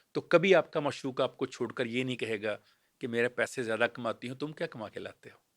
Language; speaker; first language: Urdu; native; Urdu